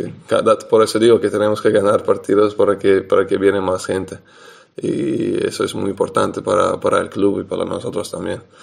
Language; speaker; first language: Spanish; non-native, fluent; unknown